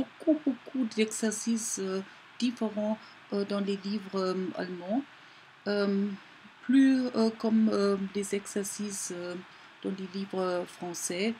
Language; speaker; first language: French; non-native, learner; German